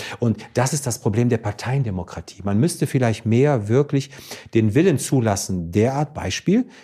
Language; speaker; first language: German; early bilingual, other home language; Greek